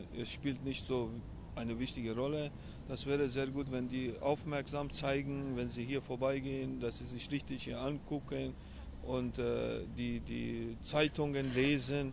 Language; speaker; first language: German; non-native, fluent; Persian